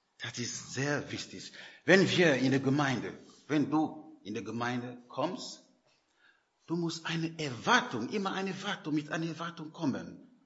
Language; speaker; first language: German; non-native, learner; French